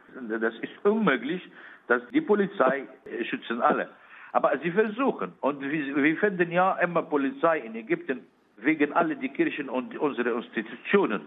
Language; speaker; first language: German; non-native, learner; Arabic